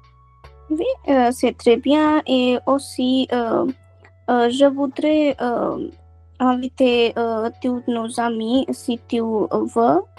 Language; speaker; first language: French; non-native, learner; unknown